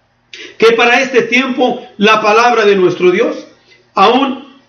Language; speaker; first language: Spanish; native; Spanish